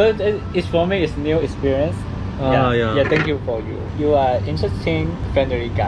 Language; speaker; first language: English; non-native, learner; Chinese